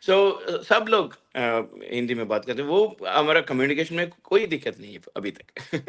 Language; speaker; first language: Hindi; non-native, local second language; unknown